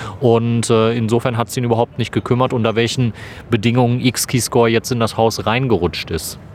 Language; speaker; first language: German; native; German